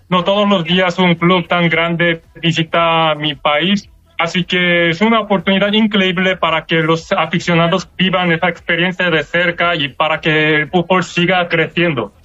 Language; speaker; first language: Spanish; non-native, fluent; Korean